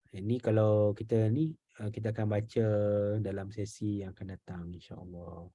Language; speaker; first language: Malay; native; Malay